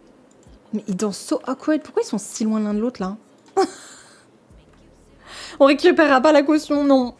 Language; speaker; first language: French; native; French